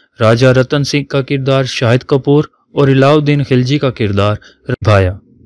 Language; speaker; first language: Urdu; native; Urdu